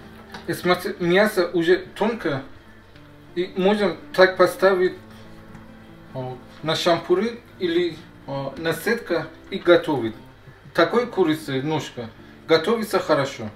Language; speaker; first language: Russian; non-native, learner; Persian